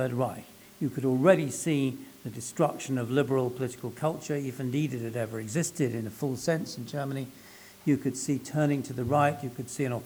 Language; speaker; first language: English; native; English